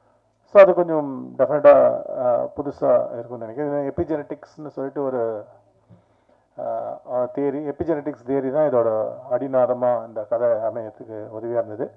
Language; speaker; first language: Tamil; native; Tamil